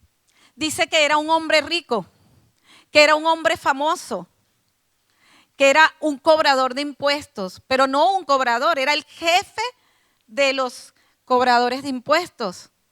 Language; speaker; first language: Spanish; native; Spanish